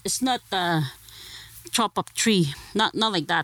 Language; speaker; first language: English; non-native, fluent; Cree